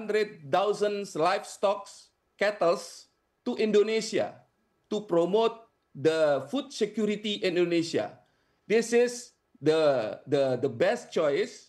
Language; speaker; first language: English; non-native, fluent; Indonesian